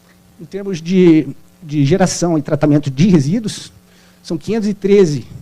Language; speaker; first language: Portuguese; native; Portuguese